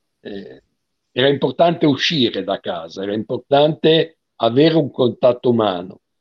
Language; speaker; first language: Italian; native; Italian